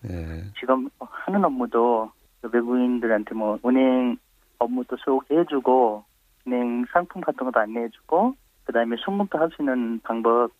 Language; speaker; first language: Korean; non-native, fluent; Nepali